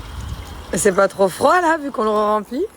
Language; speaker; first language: French; native; French